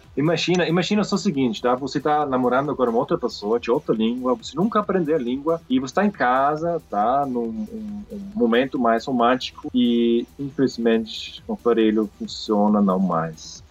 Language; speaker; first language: Portuguese; non-native, fluent; German